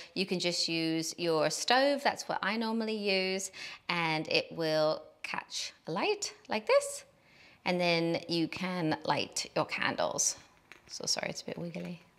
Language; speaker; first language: English; native; English